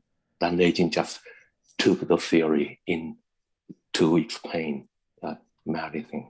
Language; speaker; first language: English; non-native, learner; Chinese